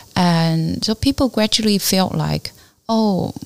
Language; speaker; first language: English; non-native, learner; Chinese